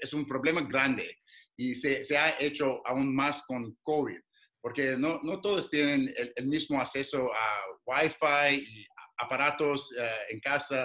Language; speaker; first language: Spanish; non-native, fluent; English